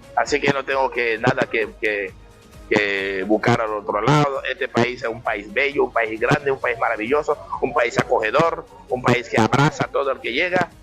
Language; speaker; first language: Spanish; non-native, fluent; Haitian Creole